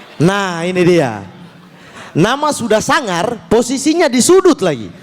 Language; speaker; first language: Indonesian; native; Indonesian